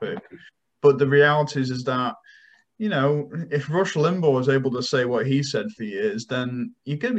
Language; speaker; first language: English; native; English